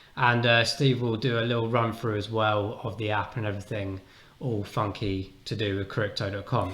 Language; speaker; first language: English; native; English